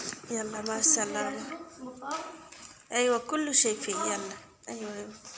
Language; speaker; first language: Arabic; non-native, learner; Bangla